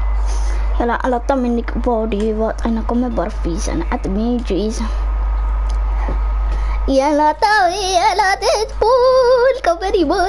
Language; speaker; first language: Swedish; early bilingual, other home language; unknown